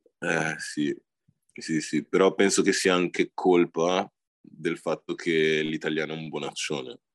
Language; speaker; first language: Italian; early bilingual, other home language; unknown